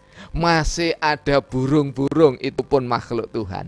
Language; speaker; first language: Indonesian; native; Indonesian